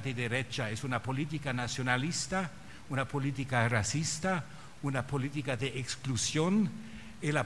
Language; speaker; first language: Spanish; non-native, fluent; German